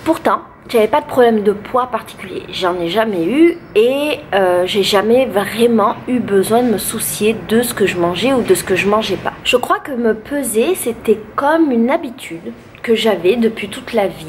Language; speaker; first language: French; native; French